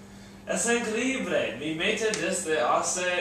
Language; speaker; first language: Spanish; non-native, learner; English